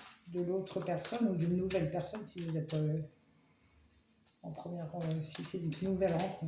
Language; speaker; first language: French; native; French